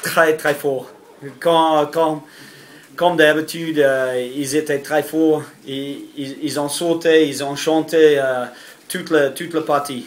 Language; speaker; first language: French; non-native, fluent; English